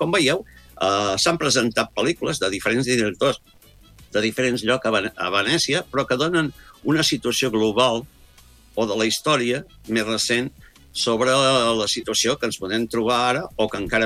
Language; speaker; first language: Catalan; native; Catalan